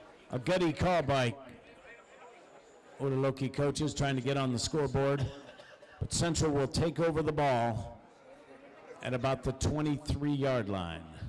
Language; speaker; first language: English; native; English